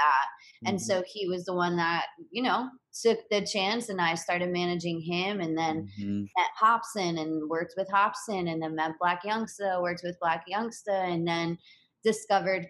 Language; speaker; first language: English; native; English